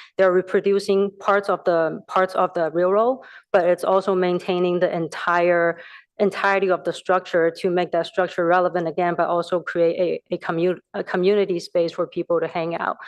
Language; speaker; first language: English; non-native, fluent; Chinese